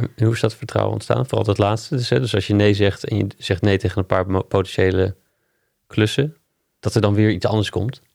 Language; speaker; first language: Dutch; non-native, fluent; English